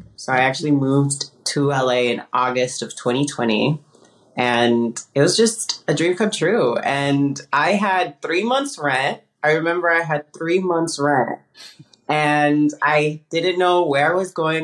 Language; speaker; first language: English; early bilingual, other home language; Spanish